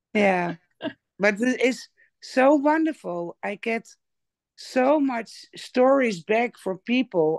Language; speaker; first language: English; non-native, learner; Dutch